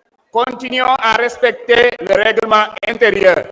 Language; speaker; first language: French; non-native, local second language; Wolof